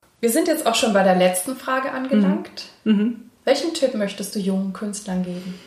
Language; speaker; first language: German; native; German